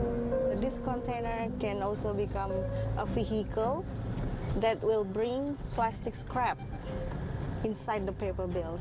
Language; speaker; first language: English; non-native, fluent; Indonesian